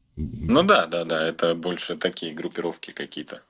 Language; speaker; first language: Russian; native; Russian